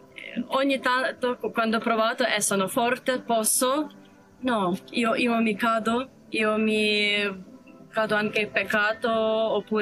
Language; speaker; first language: Italian; non-native, learner; Ukrainian